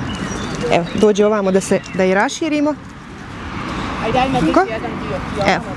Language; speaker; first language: Bosnian; native; Bosnian